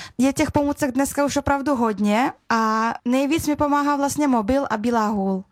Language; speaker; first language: Czech; early bilingual, other home language; Russian